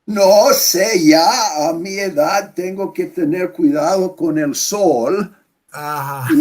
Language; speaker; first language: Spanish; non-native, fluent; English